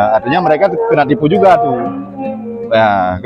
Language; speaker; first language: Indonesian; native; Indonesian